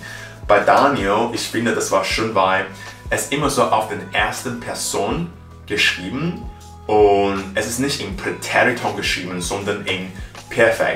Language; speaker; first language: German; non-native, learner; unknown